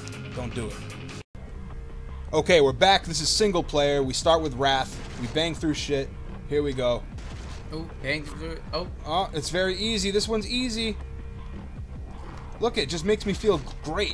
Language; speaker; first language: English; native; English